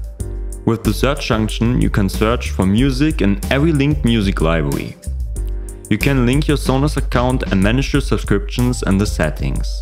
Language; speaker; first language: English; non-native, fluent; German